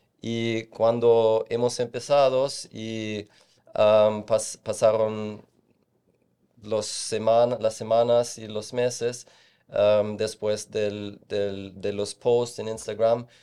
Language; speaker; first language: Spanish; non-native, fluent; German